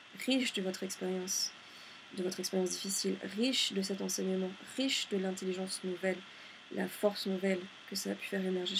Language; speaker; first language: French; native; French